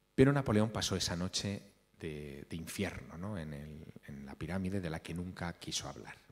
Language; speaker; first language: Spanish; native; Spanish